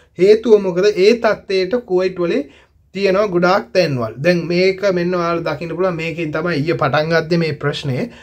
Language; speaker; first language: Sinhala; native; Sinhala